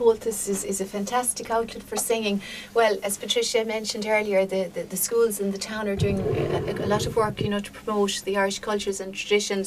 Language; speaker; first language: English; non-native, local second language; Irish